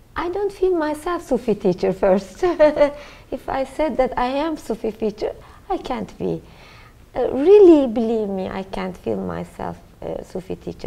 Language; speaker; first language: English; non-native, learner; Turkish